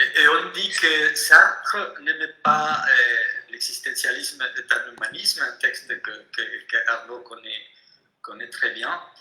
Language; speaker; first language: French; non-native, fluent; Spanish